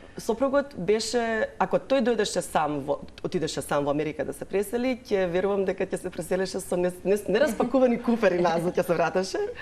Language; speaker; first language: Macedonian; native; Macedonian